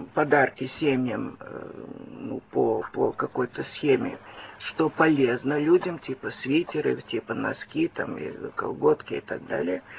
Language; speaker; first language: Russian; early bilingual, heritage; Russian